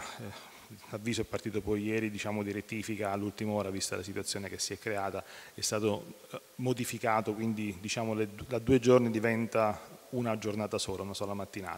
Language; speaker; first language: Italian; native; Italian